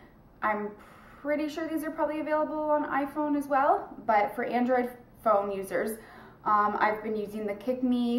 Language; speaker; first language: English; native; English